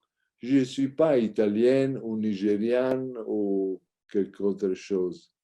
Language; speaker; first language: French; non-native, learner; Italian